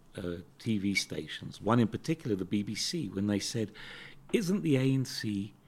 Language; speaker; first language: English; native; English